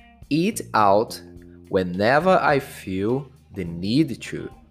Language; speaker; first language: English; non-native, fluent; Portuguese